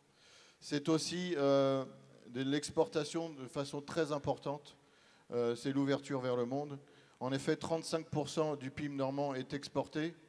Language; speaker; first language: French; native; French